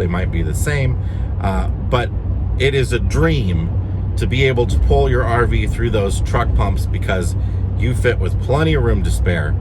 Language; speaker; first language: English; native; English